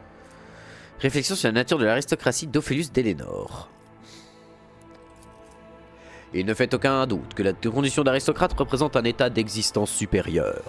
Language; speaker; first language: French; native; French